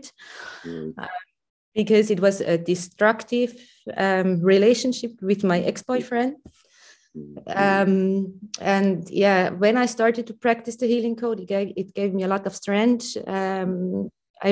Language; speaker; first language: English; non-native, fluent; German